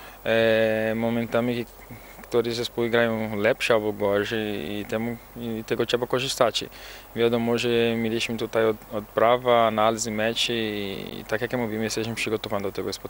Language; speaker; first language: Polish; non-native, fluent; Portuguese